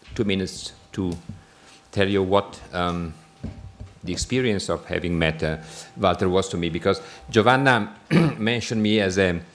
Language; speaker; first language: English; non-native, fluent; Italian